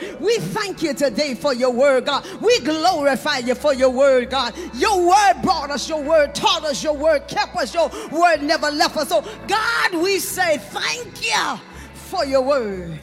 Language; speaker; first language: English; native; English